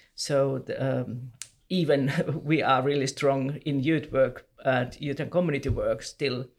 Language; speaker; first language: English; non-native, fluent; Finnish